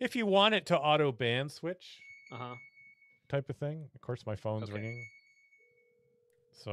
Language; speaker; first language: English; native; English